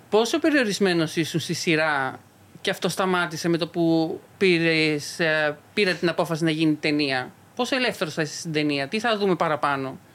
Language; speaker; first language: Greek; native; Greek